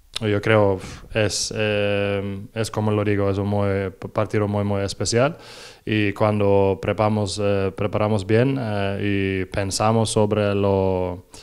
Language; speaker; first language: Spanish; non-native, learner; Norwegian